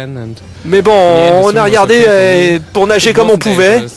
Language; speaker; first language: French; native; French